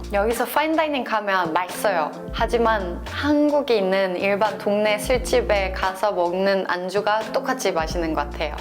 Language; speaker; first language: Korean; non-native, fluent; Norwegian